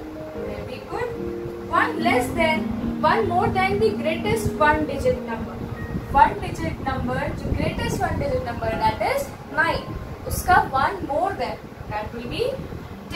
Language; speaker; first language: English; non-native, local second language; Hindi